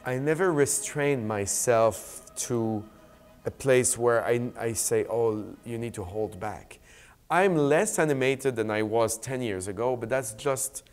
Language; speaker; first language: English; native; English